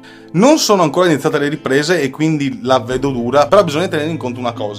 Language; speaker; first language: Italian; native; Italian